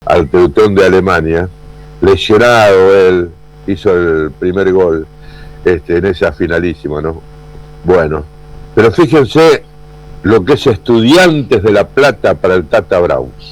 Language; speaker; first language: Spanish; native; Spanish